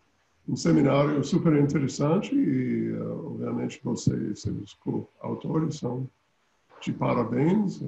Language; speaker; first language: Portuguese; non-native, fluent; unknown